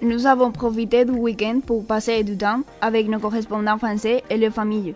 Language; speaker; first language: French; non-native, learner; Spanish